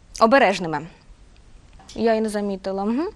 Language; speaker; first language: Ukrainian; native; Ukrainian